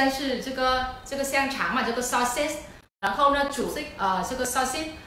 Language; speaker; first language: Chinese; non-native, fluent; Vietnamese